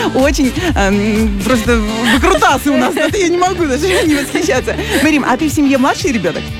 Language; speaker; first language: Russian; native; Russian